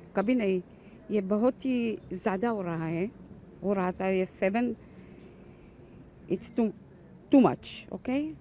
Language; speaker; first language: Hindi; early bilingual, heritage; Hindi